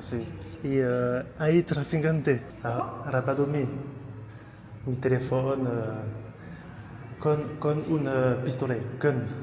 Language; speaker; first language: Spanish; non-native, learner; French